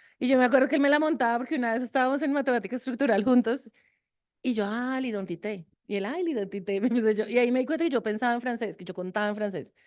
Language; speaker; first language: Spanish; early bilingual, other home language; French